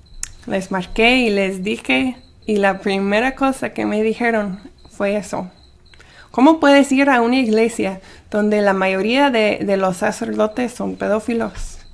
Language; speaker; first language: Spanish; early bilingual, heritage; Spanish